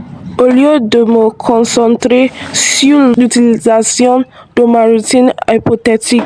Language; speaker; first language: French; non-native, learner; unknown